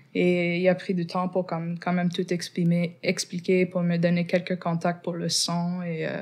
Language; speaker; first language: French; non-native, fluent; English